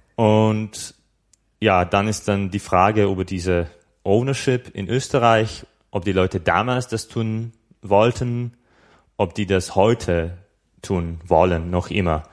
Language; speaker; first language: German; non-native, fluent; Slovak